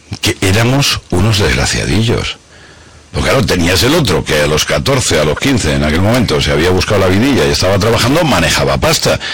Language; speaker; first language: Spanish; native; Spanish